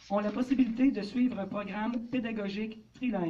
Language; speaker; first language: French; native; French